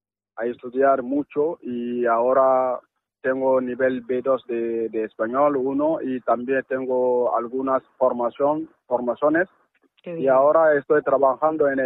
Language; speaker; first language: Spanish; non-native, learner; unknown